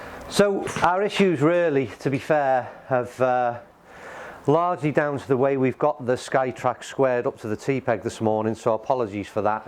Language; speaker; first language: English; native; English